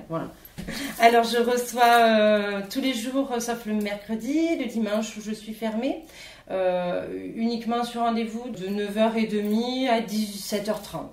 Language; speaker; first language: French; native; French